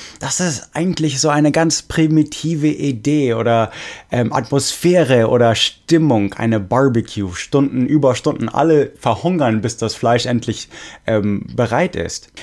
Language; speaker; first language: German; non-native, fluent; English